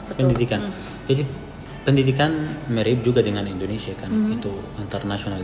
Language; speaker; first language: Indonesian; non-native, fluent; Arabic